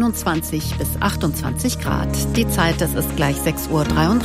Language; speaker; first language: German; native; German